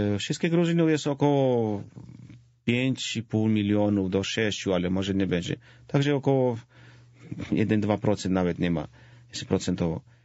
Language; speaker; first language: Polish; non-native, fluent; Georgian